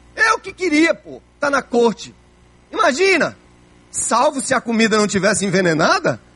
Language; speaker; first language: Portuguese; native; Portuguese